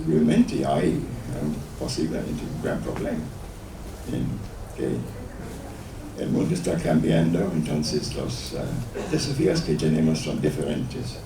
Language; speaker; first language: Spanish; non-native, fluent; English